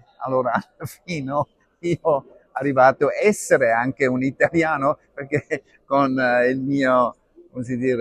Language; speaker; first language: Italian; non-native, learner; Arabic